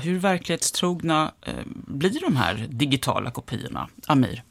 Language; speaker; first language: Swedish; native; Swedish